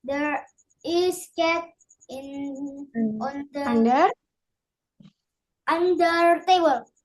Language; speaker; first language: English; non-native, learner; Indonesian